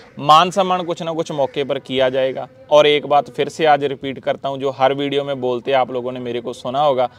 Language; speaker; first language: Hindi; non-native, local second language; Punjabi